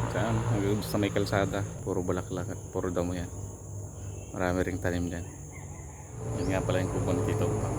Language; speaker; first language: Filipino; non-native, local second language; Iloko